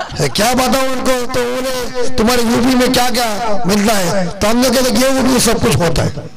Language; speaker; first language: Hindi; non-native, local second language; Marathi